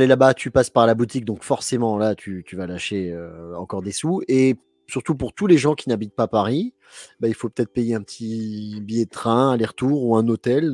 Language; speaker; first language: French; native; French